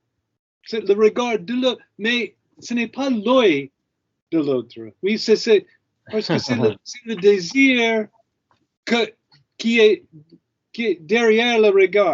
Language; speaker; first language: French; non-native, fluent; English